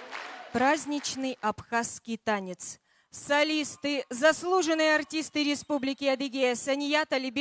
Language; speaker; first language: Russian; native; Russian